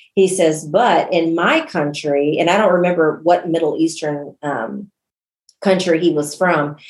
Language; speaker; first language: English; native; English